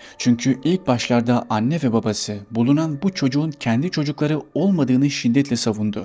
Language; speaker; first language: Turkish; native; Turkish